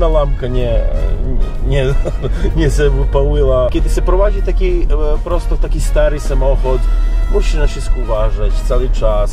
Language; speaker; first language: Polish; non-native, learner; Serbian